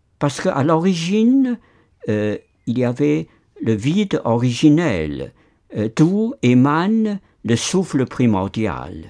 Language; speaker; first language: French; non-native, fluent; Chinese